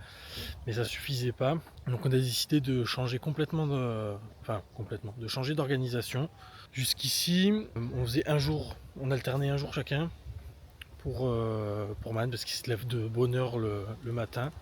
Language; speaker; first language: French; native; French